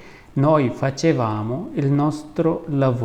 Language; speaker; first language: Italian; non-native, fluent; Urdu